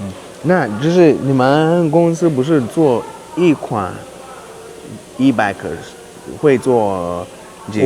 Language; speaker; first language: Chinese; non-native, learner; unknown